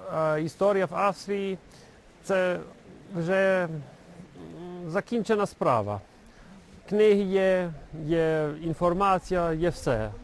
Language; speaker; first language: Ukrainian; non-native, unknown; German